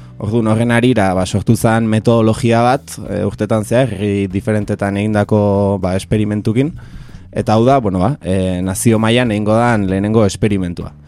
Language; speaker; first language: Basque; native; Basque